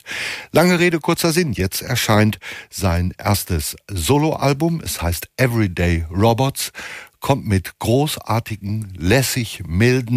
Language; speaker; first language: German; native; German